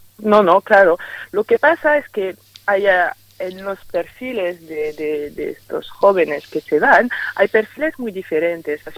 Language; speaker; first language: Spanish; non-native, fluent; French